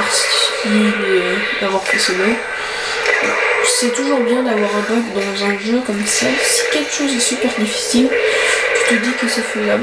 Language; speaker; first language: French; native; French